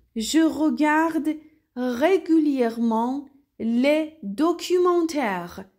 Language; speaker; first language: French; non-native, fluent; Persian